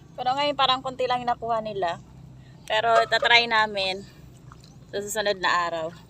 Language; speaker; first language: Filipino; non-native, local second language; Waray